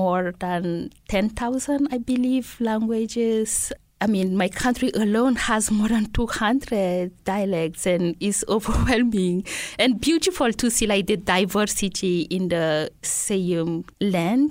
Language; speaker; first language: English; non-native, fluent; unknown